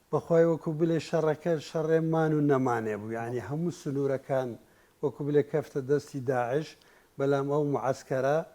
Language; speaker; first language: Central Kurdish; non-native, local second language; Kurdish